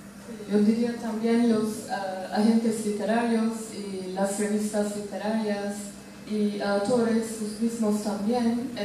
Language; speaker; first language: Spanish; non-native, fluent; Turkish